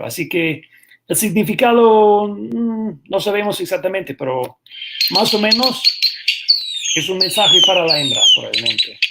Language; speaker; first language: Spanish; non-native, fluent; English